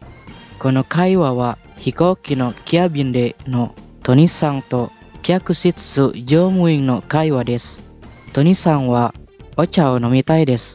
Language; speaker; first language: Japanese; non-native, fluent; Indonesian